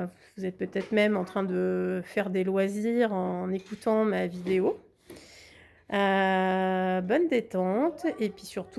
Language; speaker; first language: French; native; French